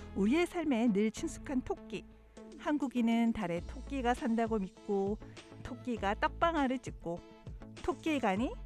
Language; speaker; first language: Korean; native; Korean